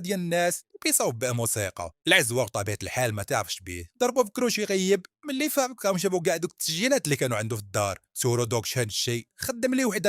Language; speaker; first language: Arabic; native; Arabic